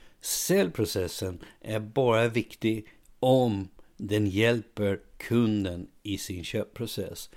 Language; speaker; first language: Swedish; non-native, fluent; English